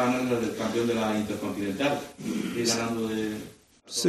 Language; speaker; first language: Spanish; native; Spanish